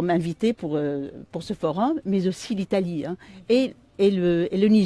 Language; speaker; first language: French; non-native, local second language; Arabic